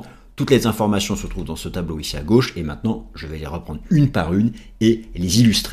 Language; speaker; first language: French; native; French